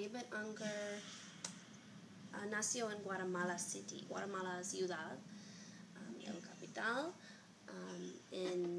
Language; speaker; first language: Spanish; non-native, learner; English